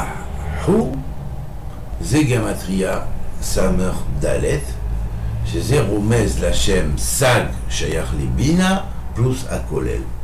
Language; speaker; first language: Hebrew; non-native, fluent; French